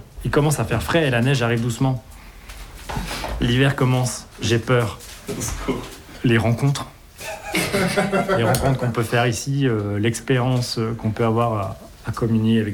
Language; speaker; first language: French; native; French